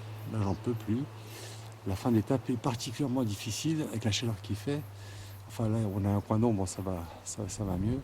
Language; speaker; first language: French; native; French